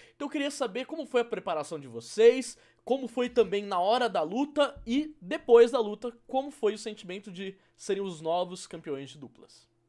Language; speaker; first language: Portuguese; native; Portuguese